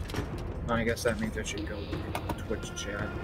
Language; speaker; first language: English; native; English